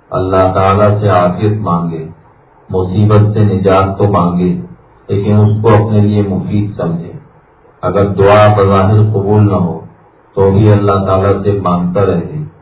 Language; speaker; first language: Urdu; native; Urdu